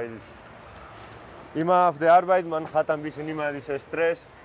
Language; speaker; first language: German; non-native, fluent; Spanish